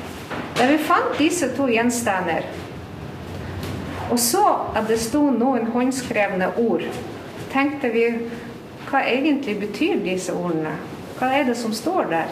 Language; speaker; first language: Norwegian; non-native, fluent; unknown